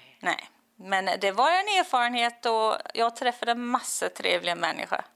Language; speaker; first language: Swedish; non-native, fluent; English